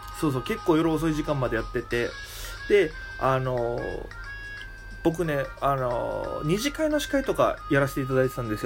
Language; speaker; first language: Japanese; native; Japanese